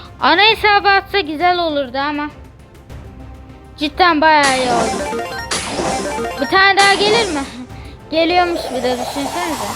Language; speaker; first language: Turkish; native; Turkish